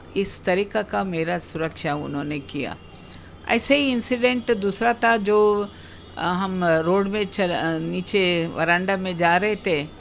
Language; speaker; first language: Hindi; non-native, local second language; Kannada